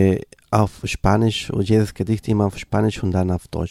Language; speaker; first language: German; non-native, fluent; Spanish